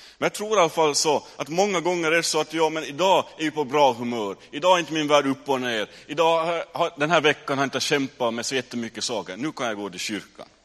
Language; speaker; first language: Swedish; native; Swedish